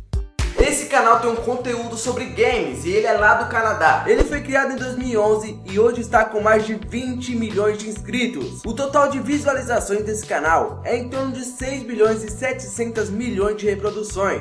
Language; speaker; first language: Portuguese; native; Portuguese